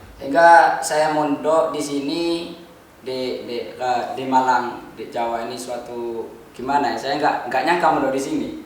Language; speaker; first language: Indonesian; non-native, local second language; Madurese